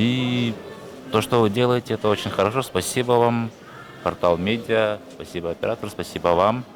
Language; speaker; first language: Russian; non-native, local second language; Kyrgyz